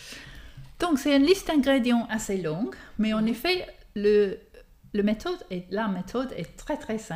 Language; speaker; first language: French; non-native, fluent; English